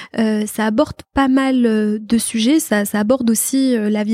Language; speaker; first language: French; non-native, local second language; Arabic